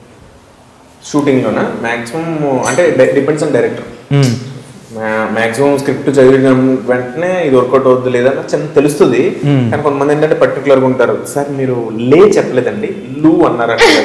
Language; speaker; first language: Telugu; native; Telugu